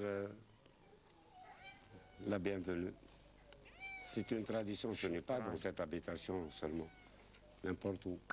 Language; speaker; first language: French; non-native, local second language; Arabic